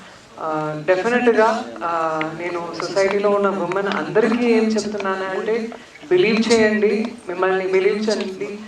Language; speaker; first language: Telugu; non-native, learner; Tamil